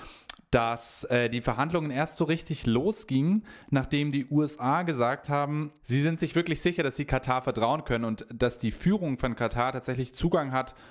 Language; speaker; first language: German; native; German